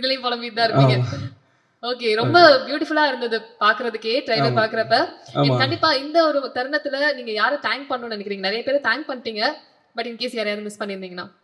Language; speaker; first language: Tamil; native; Tamil